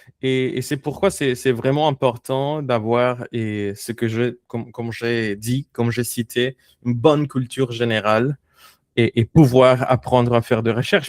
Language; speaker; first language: French; non-native, fluent; Spanish